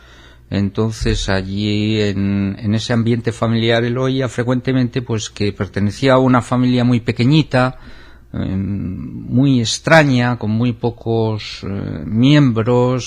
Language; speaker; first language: Spanish; native; Spanish